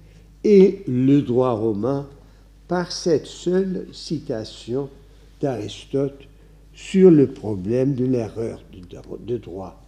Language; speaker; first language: French; non-native, fluent; Dutch